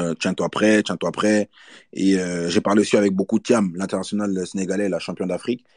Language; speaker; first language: French; early bilingual, other home language; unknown